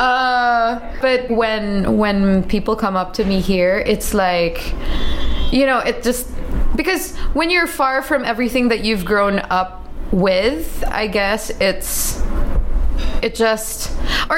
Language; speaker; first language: English; native; English